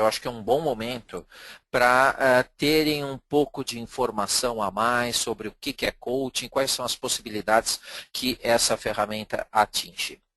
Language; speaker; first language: Portuguese; native; Portuguese